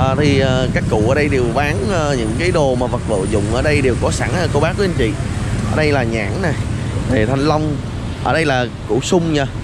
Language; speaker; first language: Vietnamese; native; Vietnamese